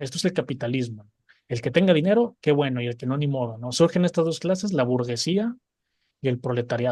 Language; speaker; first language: Spanish; native; Spanish